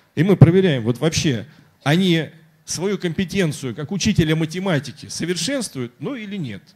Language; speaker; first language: Russian; native; Russian